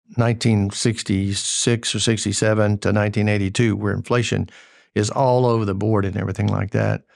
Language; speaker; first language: English; native; English